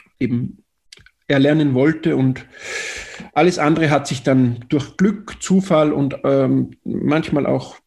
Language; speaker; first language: German; native; German